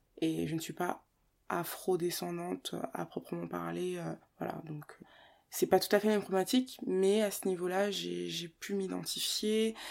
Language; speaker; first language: French; early bilingual, other home language; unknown